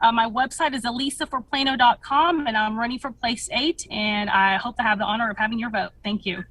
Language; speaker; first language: English; early bilingual, other home language; Spanish